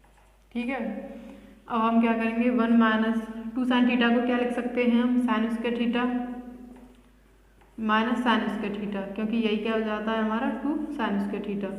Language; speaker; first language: Hindi; native; Hindi